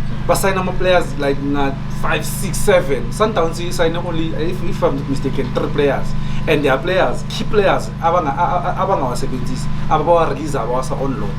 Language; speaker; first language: English; non-native, local second language; Zulu